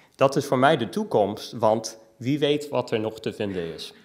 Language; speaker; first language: Dutch; non-native, fluent; English